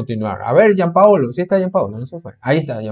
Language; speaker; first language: Spanish; native; Spanish